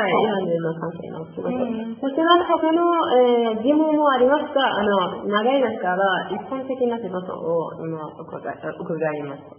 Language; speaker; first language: Japanese; non-native, learner; Persian